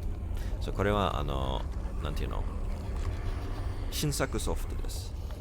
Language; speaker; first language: Japanese; non-native, learner; English